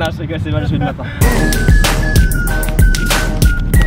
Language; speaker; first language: French; native; French